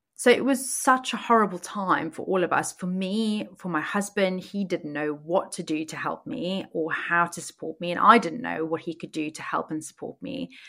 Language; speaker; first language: English; native; English